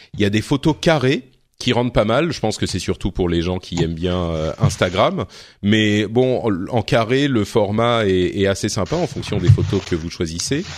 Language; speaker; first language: French; native; French